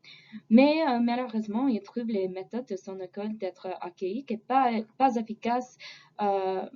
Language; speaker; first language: French; non-native, fluent; English